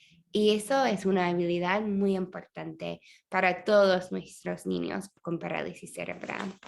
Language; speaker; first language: Spanish; non-native, fluent; English